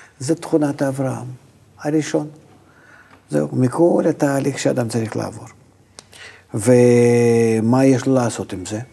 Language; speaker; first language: Hebrew; non-native, fluent; Russian